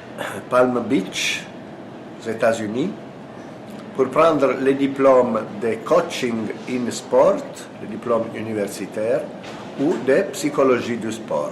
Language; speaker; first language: French; non-native, fluent; Italian